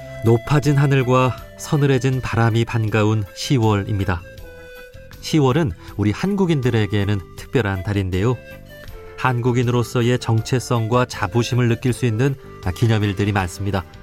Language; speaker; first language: Korean; native; Korean